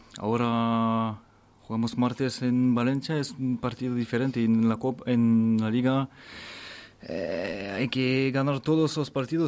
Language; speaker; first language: Spanish; non-native, fluent; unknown